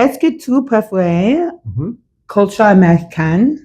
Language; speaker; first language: French; non-native, learner; English